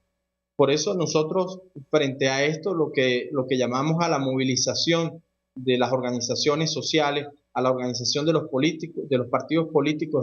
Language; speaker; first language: Spanish; native; Spanish